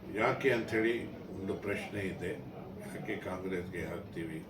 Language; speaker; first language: Kannada; non-native, local second language; Urdu